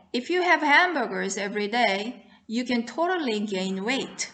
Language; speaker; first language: English; non-native, fluent; Korean